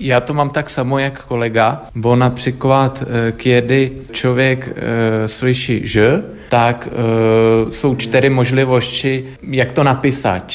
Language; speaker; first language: Polish; non-native, learner; Czech